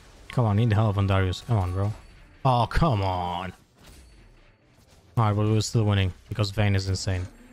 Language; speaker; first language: English; non-native, fluent; Polish